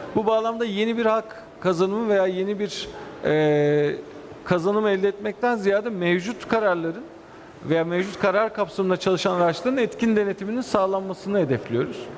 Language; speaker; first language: Turkish; native; Turkish